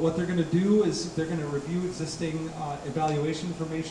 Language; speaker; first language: English; early bilingual, other home language; Spanish